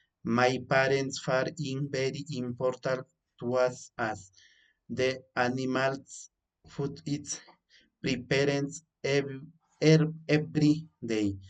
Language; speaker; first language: English; non-native, learner; Spanish